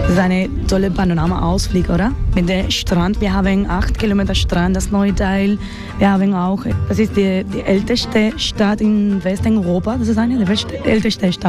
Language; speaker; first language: German; non-native, fluent; Spanish